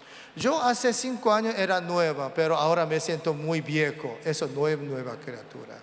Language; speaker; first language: Spanish; non-native, learner; Korean